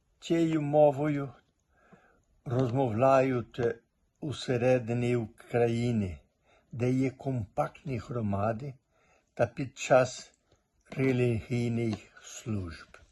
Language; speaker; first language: Ukrainian; early bilingual, heritage; Portuguese